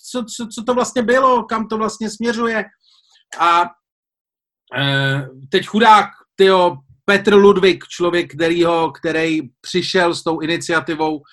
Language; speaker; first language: Czech; native; Czech